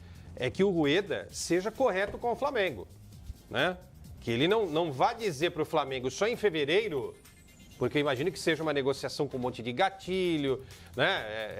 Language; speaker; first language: Portuguese; native; Portuguese